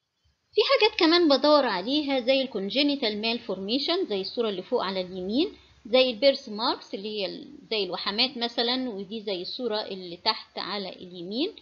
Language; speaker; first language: Arabic; native; Arabic